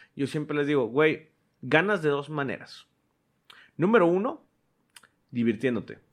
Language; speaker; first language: Spanish; native; Spanish